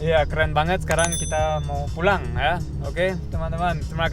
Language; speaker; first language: Indonesian; early bilingual, heritage; Indonesian